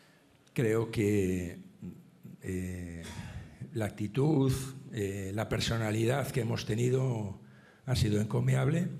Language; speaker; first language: Spanish; native; Spanish